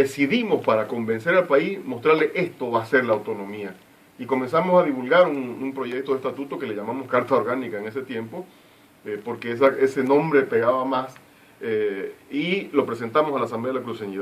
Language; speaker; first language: Spanish; native; Spanish